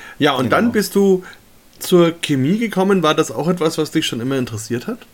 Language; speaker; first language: German; native; German